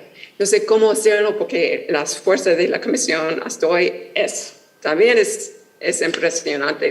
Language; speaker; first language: Spanish; non-native, fluent; English